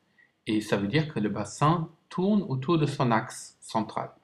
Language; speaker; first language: French; non-native, fluent; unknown